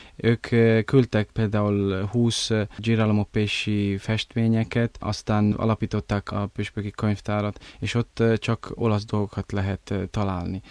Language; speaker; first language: Hungarian; early bilingual, heritage; Italian